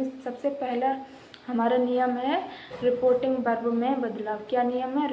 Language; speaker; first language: Hindi; native; Hindi